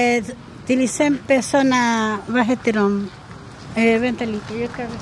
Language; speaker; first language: Swedish; non-native, learner; Spanish